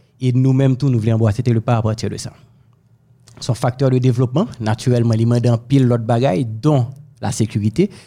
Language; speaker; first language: French; non-native, local second language; Haitian Creole